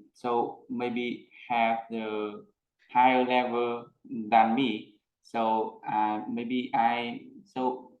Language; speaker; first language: English; non-native, learner; Vietnamese